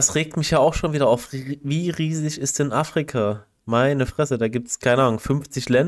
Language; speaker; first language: German; native; German